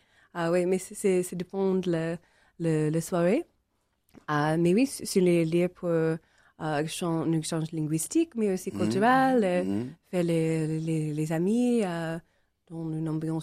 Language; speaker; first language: French; non-native, learner; English